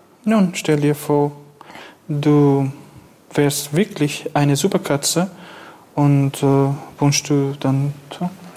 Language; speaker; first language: German; non-native, fluent; Kurdish